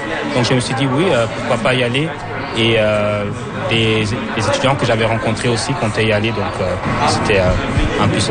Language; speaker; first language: French; non-native, fluent; German